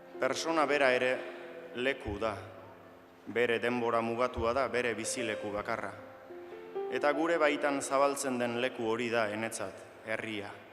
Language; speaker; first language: Basque; native; Basque